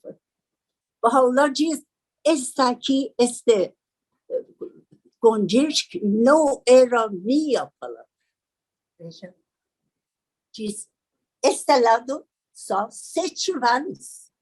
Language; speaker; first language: Portuguese; non-native, learner; Persian